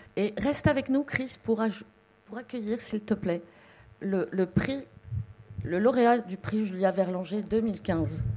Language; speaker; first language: French; native; French